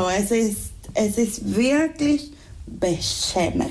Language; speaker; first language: German; non-native, fluent; Spanish